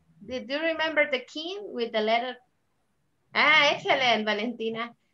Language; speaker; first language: English; non-native, learner; Spanish